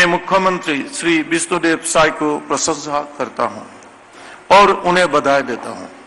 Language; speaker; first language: Hindi; non-native, local second language; Assamese